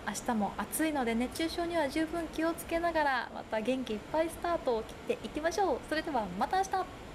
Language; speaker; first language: Japanese; native; Japanese